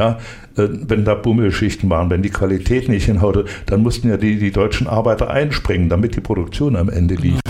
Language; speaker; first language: German; native; German